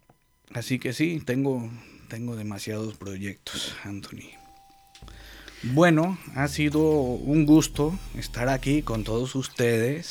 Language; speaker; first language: Spanish; non-native, fluent; English